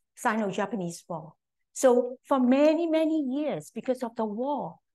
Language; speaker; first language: English; non-native, local second language; Cantonese